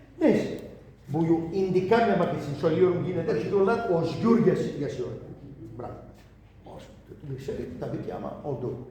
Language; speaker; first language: Turkish; non-native, learner; Greek